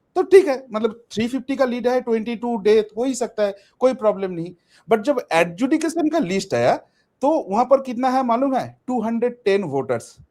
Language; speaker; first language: Hindi; non-native, local second language; Bangla